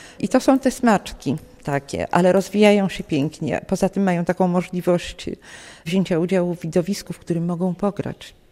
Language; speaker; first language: Polish; native; Polish